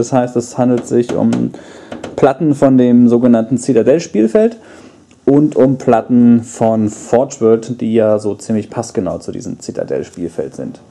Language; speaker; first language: German; native; German